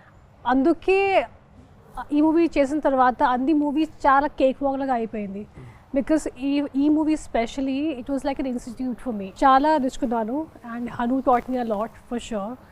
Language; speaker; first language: Telugu; non-native, local second language; Hindi